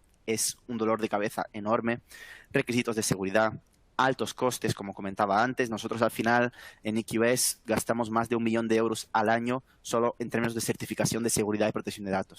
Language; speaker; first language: Spanish; native; Spanish